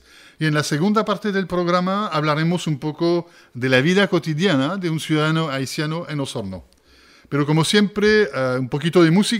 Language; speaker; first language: Spanish; native; Spanish